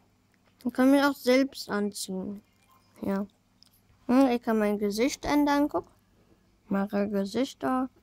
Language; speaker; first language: German; early bilingual, other home language; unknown